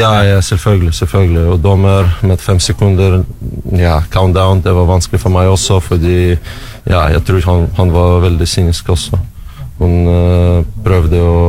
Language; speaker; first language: Norwegian; non-native, learner; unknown